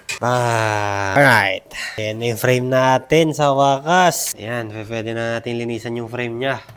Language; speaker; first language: Filipino; non-native, local second language; Iloko